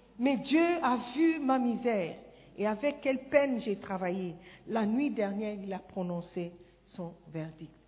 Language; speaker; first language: French; non-native, fluent; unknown